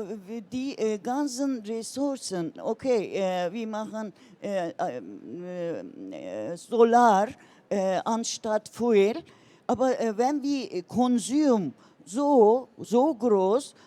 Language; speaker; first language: German; non-native, learner; Turkish